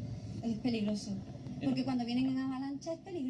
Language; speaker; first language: Spanish; native; Spanish